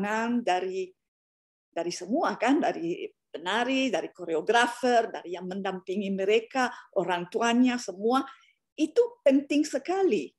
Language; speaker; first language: Indonesian; non-native, fluent; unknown